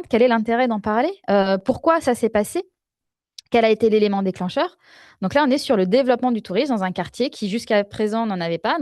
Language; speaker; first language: French; native; French